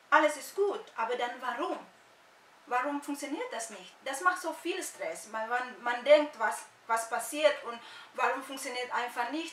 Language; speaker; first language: German; non-native, learner; Indonesian